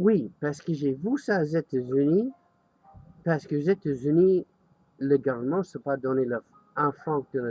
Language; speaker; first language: French; non-native, learner; English